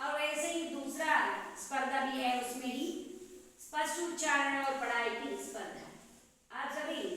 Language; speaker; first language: Hindi; non-native, local second language; Kannada